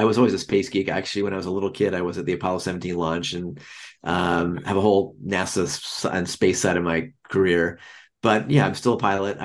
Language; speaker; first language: English; native; English